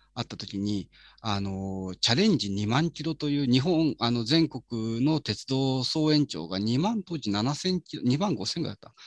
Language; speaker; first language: Japanese; native; Japanese